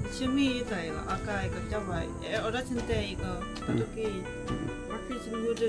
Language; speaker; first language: Korean; non-native, learner; Lao